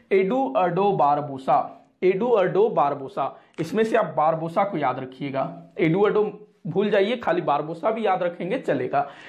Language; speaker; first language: Hindi; non-native, local second language; Marathi